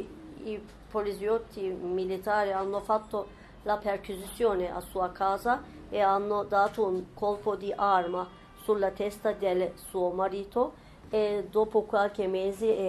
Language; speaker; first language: Italian; non-native, fluent; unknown